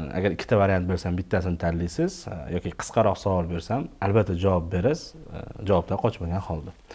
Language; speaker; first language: Uzbek; native; Uzbek